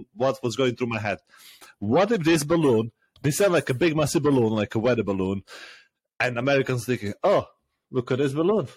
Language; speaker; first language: English; non-native, fluent; Serbian